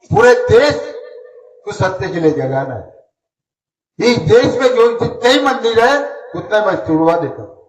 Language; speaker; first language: Hindi; non-native, local second language; Marathi